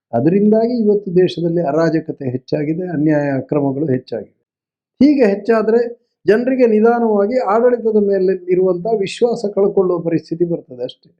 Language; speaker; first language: Kannada; non-native, local second language; Tulu